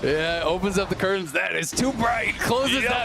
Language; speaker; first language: English; native; English